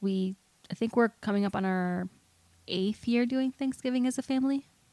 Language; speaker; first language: English; early bilingual, other home language; Spanish